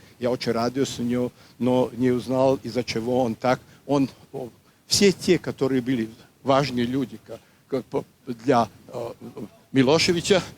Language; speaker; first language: Russian; non-native, learner; Serbian